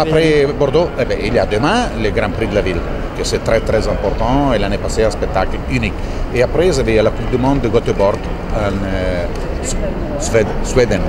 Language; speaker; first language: French; non-native, fluent; Italian